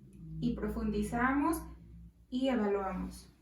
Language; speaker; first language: Spanish; native; Spanish